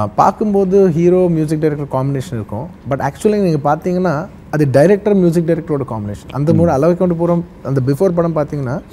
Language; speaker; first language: Tamil; non-native, local second language; Telugu